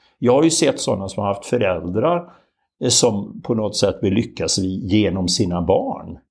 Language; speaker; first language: Swedish; native; Swedish